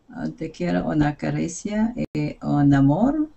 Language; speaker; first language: Spanish; non-native, learner; English